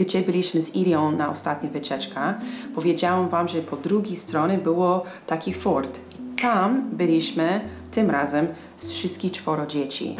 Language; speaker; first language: Polish; non-native, fluent; English